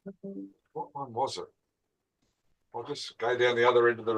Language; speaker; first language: English; native; English